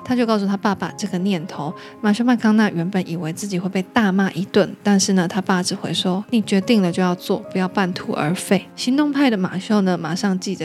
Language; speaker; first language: Chinese; native; Chinese